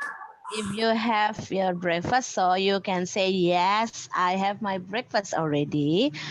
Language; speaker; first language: English; non-native, fluent; Indonesian